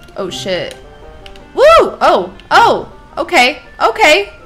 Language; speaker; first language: English; native; English